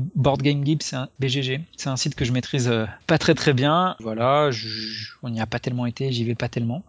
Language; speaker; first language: French; native; French